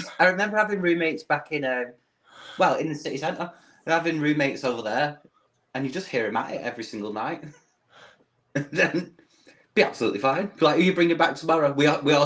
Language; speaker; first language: English; native; English